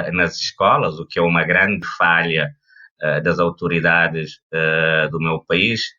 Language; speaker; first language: Portuguese; non-native, local second language; Kabuverdianu